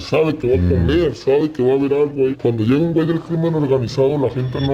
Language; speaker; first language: Spanish; native; Spanish